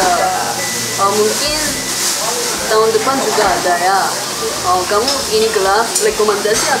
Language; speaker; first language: Indonesian; non-native, learner; Korean